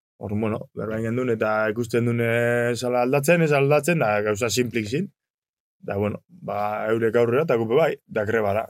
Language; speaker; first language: Basque; native; Basque